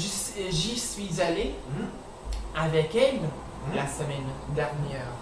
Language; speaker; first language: French; non-native, learner; English